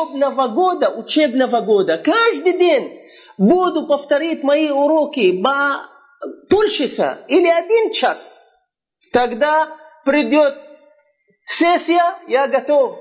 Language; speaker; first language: Russian; non-native, fluent; Arabic